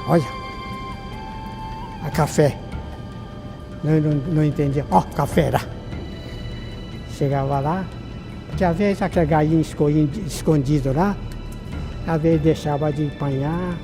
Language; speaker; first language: Portuguese; early bilingual, other home language; Japanese